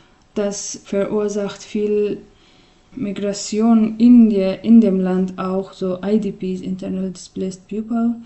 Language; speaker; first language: German; non-native, learner; Persian